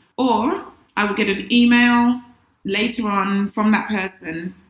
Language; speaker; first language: English; native; English